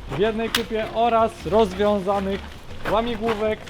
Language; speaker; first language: Polish; native; Polish